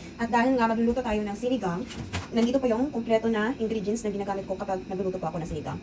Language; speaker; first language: Filipino; non-native, local second language; Cebuano